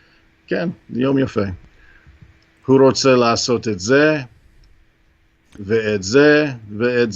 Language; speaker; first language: Hebrew; non-native, fluent; English